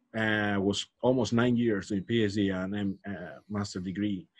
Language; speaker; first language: English; non-native, fluent; Spanish